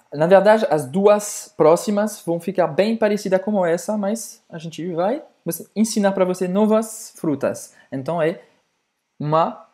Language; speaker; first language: Portuguese; non-native, fluent; French